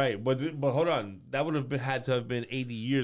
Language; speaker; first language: English; native; English